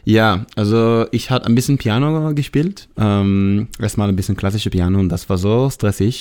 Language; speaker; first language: German; non-native, fluent; Hebrew